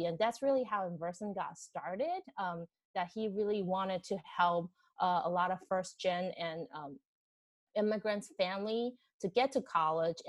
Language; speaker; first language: English; non-native, fluent; Chinese